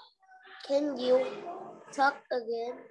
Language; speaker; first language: English; non-native, learner; Vietnamese